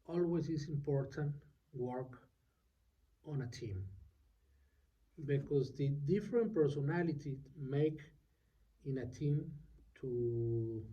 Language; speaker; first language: English; non-native, learner; Spanish